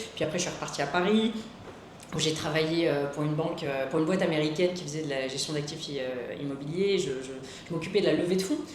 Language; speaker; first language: French; native; French